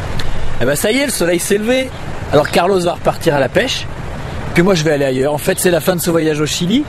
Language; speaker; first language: French; native; French